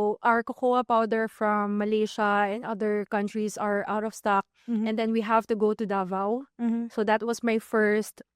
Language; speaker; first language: English; non-native, local second language; Filipino